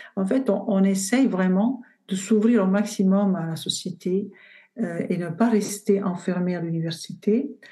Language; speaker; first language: French; non-native, fluent; Italian